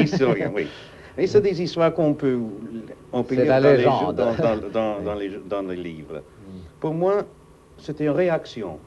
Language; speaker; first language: French; non-native, fluent; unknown